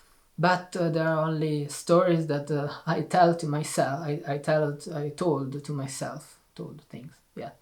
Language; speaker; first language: English; non-native, learner; Italian